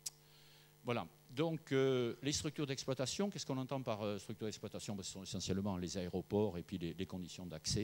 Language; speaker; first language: French; native; French